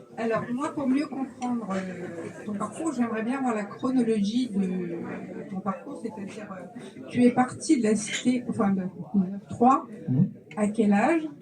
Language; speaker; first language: French; early bilingual, other home language; Kabyle